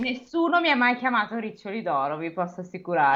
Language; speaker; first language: Italian; native; Italian